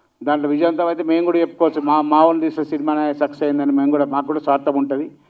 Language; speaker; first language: Telugu; native; Telugu